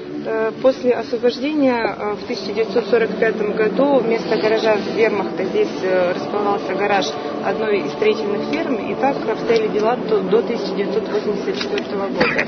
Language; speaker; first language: Russian; native; Russian